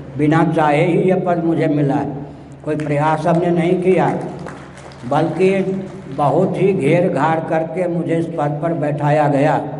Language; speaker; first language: Hindi; non-native, local second language; Maithili